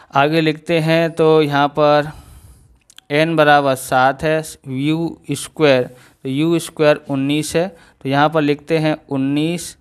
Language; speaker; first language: Hindi; non-native, local second language; Gujarati